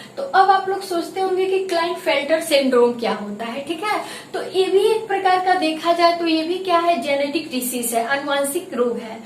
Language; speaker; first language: Hindi; native; Hindi